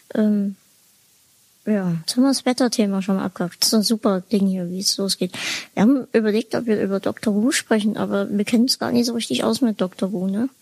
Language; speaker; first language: German; native; German